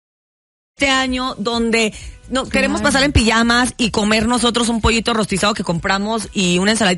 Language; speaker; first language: Spanish; native; Spanish